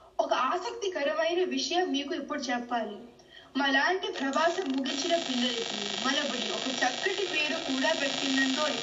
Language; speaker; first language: Telugu; early bilingual, heritage; Telugu